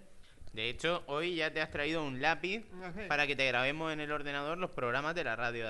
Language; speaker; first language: Spanish; native; Spanish